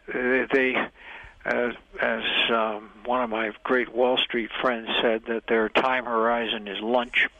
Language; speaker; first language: English; native; English